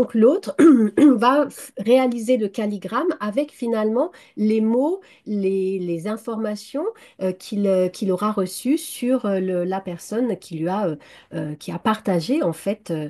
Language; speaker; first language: French; native; French